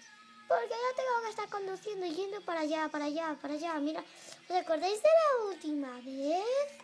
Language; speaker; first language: Spanish; native; Spanish